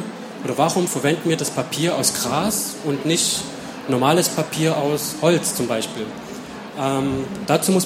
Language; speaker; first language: German; native; German